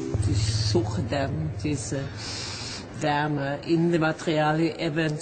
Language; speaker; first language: German; non-native, fluent; Norwegian